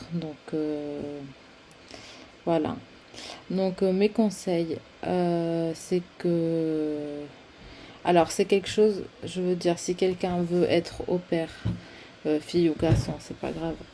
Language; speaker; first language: French; non-native, fluent; Spanish